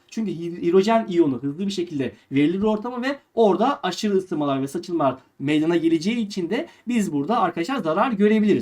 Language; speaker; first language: Turkish; native; Turkish